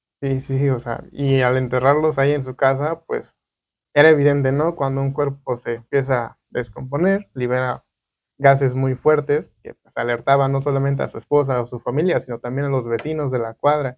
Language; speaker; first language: Spanish; native; Spanish